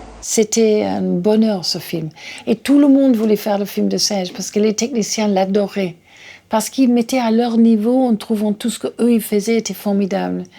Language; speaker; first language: French; non-native, fluent; English